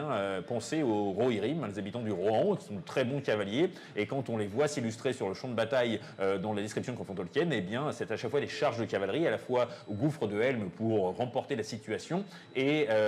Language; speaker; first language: French; native; French